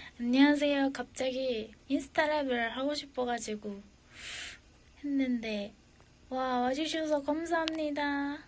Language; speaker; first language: Korean; non-native, fluent; Japanese